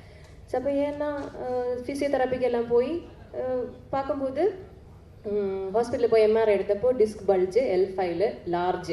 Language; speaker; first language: Tamil; non-native, learner; Malayalam